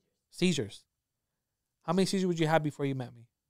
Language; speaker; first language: English; early bilingual, other home language; Spanish